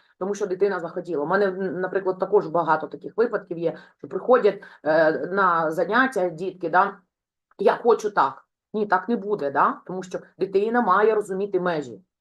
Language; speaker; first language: Ukrainian; non-native, local second language; Russian